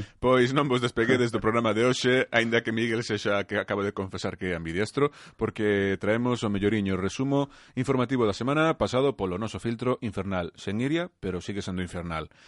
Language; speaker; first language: Galician; native; Galician